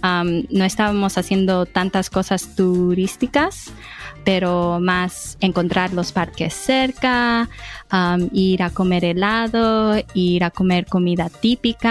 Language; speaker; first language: Spanish; early bilingual, heritage; English